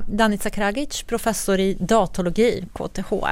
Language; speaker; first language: Swedish; non-native, fluent; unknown